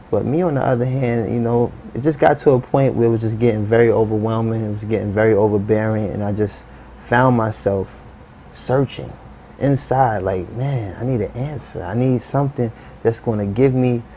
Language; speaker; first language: English; native; English